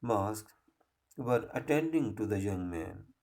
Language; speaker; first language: English; non-native, local second language; Hindi